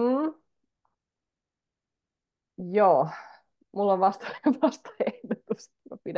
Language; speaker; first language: Finnish; native; Finnish